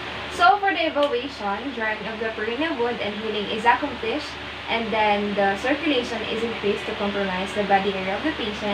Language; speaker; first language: English; non-native, local second language; Filipino